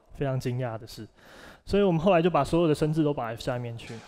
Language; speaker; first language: Chinese; native; Chinese